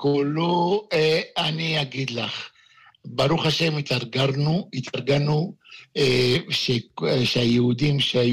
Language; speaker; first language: Hebrew; non-native, fluent; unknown